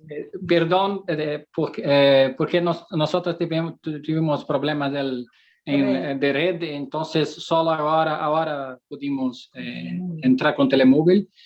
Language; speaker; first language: Spanish; non-native, fluent; Portuguese